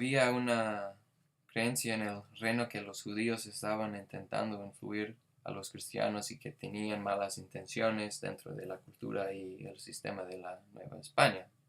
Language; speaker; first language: Spanish; non-native, fluent; English